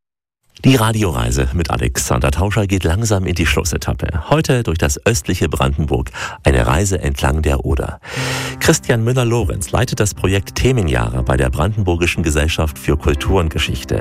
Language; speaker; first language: German; native; German